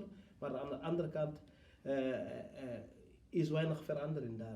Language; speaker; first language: Dutch; non-native, fluent; Fula